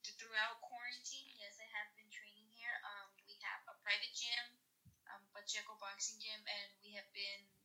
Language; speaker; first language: English; early bilingual, other home language; Spanish